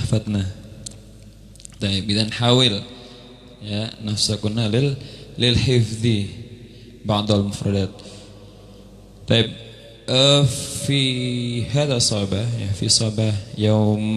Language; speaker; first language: Arabic; non-native, fluent; Indonesian